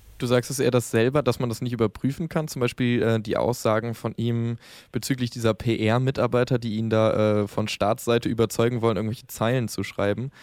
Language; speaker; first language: German; native; German